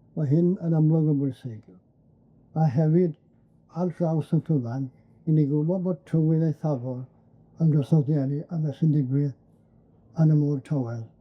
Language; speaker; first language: Welsh; native; Welsh